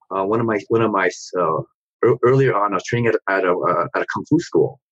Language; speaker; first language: English; native; English